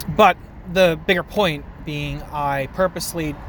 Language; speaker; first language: English; native; English